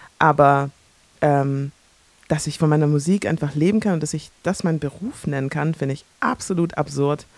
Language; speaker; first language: German; early bilingual, other home language; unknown